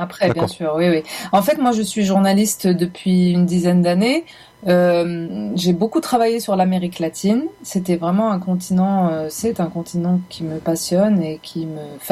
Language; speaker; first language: French; non-native, local second language; Arabic